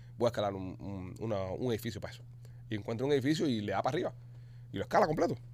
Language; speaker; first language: Spanish; native; Spanish